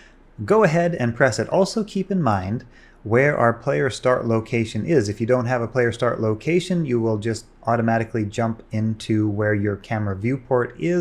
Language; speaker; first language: English; native; English